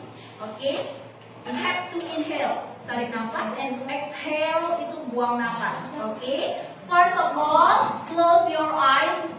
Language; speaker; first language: English; non-native, learner; Indonesian